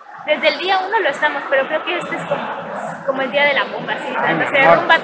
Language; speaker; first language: Spanish; native; Spanish